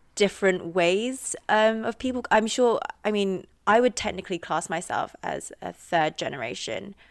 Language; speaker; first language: English; native; English